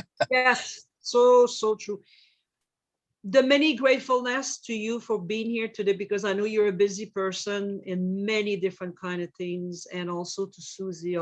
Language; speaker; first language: English; non-native, fluent; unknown